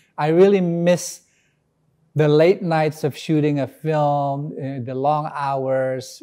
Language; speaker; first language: English; early bilingual, other home language; Indonesian